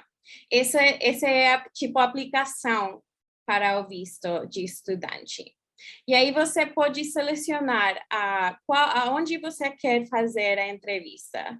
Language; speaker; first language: Portuguese; non-native, fluent; English